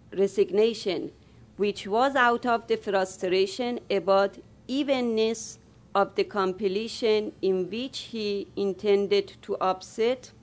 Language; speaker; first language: English; non-native, fluent; Persian